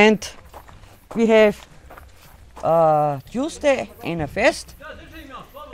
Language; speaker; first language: English; non-native, learner; German